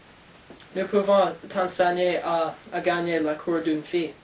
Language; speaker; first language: French; non-native, learner; English